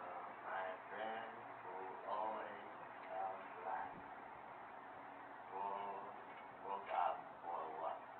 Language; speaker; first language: English; non-native, learner; Chinese